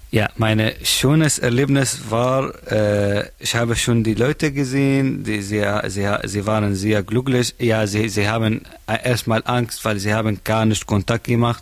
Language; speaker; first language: German; non-native, learner; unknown